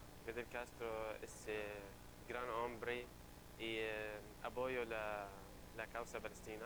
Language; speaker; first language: Spanish; non-native, learner; Arabic